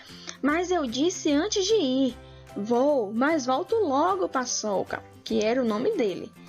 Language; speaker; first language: Portuguese; native; Portuguese